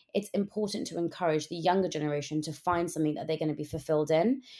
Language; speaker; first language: English; native; English